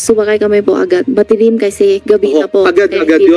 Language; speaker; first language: Filipino; non-native, learner; Chinese